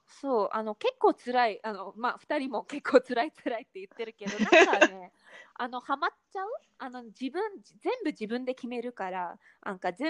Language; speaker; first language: Japanese; non-native, fluent; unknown